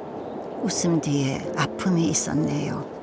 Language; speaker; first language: Korean; native; Korean